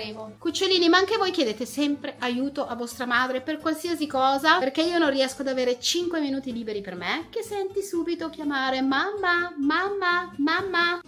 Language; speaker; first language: Italian; native; Italian